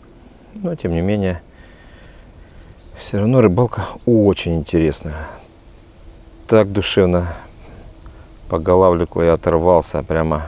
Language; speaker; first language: Russian; native; Russian